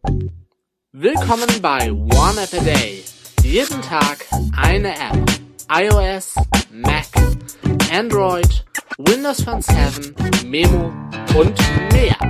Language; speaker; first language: German; native; German